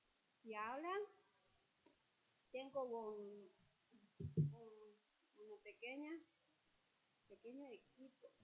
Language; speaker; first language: Spanish; non-native, fluent; Chinese